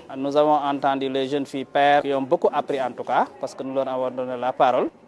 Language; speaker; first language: French; non-native, local second language; Wolof